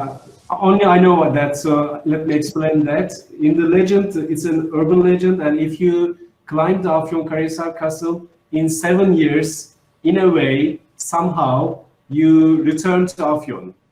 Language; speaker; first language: English; non-native, fluent; Turkish